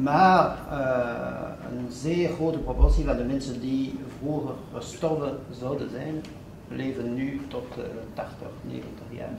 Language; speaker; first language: Dutch; non-native, fluent; French